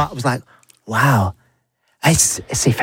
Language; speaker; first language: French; non-native, learner; English